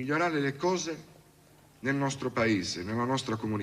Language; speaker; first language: Italian; native; Italian